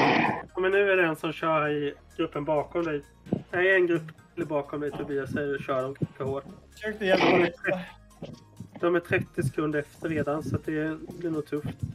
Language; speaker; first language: Swedish; native; Swedish